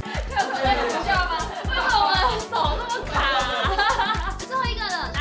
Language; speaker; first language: Chinese; native; Chinese